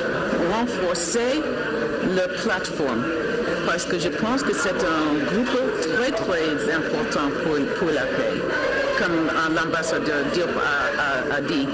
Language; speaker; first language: French; non-native, fluent; English